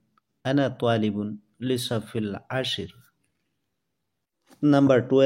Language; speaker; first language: Arabic; non-native, fluent; Assamese